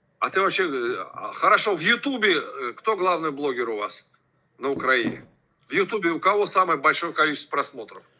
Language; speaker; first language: Russian; native; Russian